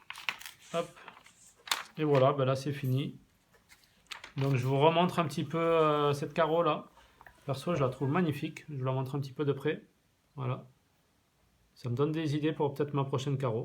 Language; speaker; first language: French; native; French